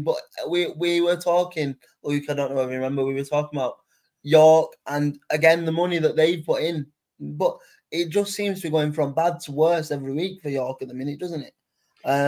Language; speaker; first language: English; native; English